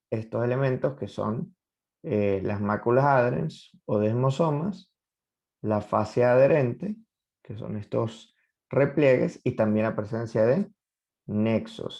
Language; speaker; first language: Spanish; native; Spanish